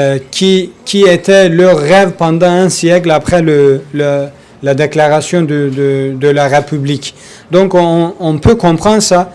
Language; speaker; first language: French; non-native, learner; Kurdish